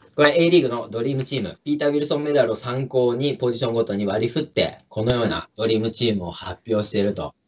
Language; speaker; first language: Japanese; native; Japanese